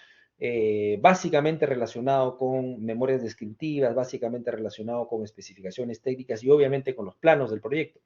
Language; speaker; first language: Spanish; native; Spanish